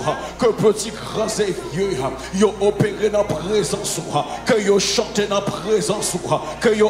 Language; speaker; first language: French; non-native, local second language; Haitian Creole